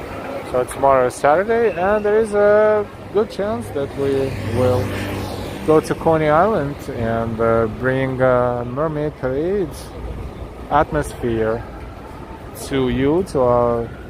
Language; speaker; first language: English; non-native, fluent; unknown